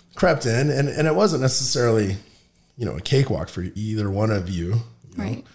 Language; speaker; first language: English; native; English